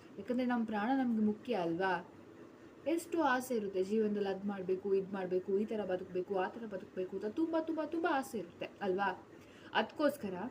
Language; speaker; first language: Kannada; non-native, local second language; Tulu